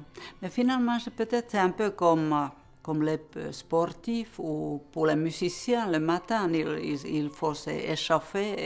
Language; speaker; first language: French; non-native, fluent; Finnish